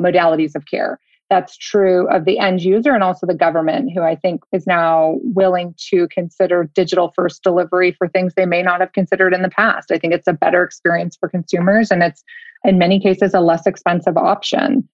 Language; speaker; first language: English; native; English